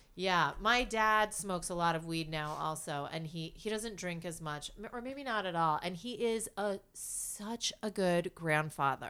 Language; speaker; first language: English; native; English